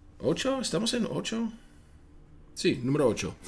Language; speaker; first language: Spanish; non-native, fluent; English